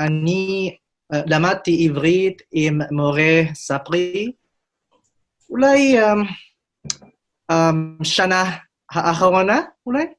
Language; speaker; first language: Hebrew; non-native, learner; Indonesian